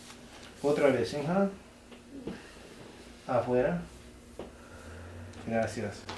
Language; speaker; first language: Spanish; non-native, learner; English